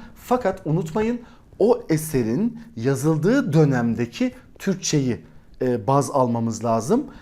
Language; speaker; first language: Turkish; native; Turkish